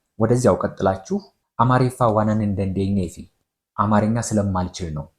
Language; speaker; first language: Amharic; non-native, local second language; Oromo